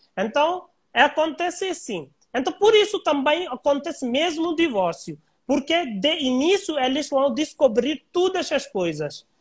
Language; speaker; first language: Portuguese; non-native, learner; Hindi